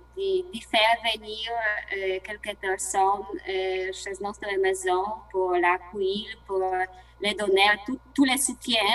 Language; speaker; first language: French; non-native, learner; Polish